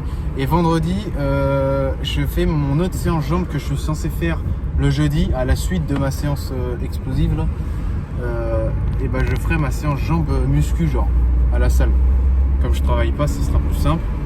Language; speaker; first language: French; native; French